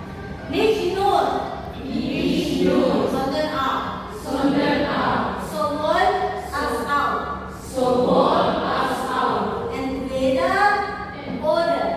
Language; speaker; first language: German; non-native, fluent; Indonesian